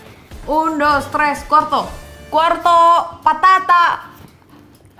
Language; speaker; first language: Spanish; non-native, learner; Indonesian